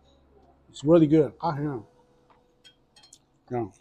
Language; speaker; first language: English; early bilingual, heritage; Hmong